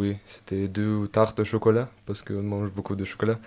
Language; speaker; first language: French; non-native, fluent; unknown